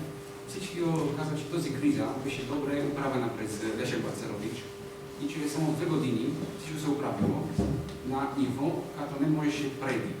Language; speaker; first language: Bulgarian; non-native, learner; Polish